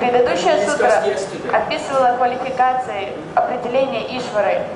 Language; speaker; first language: Russian; native; Russian